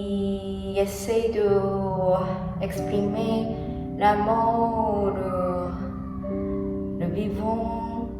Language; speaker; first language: French; non-native, learner; Japanese